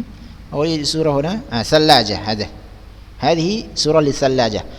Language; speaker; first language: Arabic; non-native, fluent; Indonesian